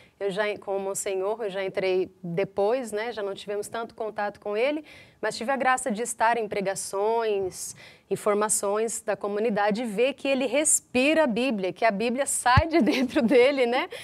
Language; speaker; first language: Portuguese; native; Portuguese